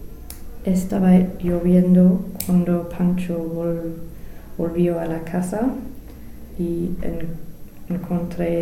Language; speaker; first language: Spanish; non-native, learner; English